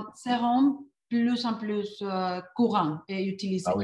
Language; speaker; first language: French; non-native, fluent; Spanish